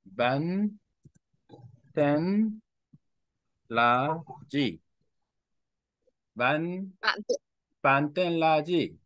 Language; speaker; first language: Vietnamese; non-native, learner; Korean